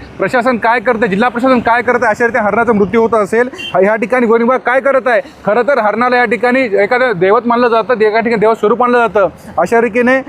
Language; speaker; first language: Marathi; native; Marathi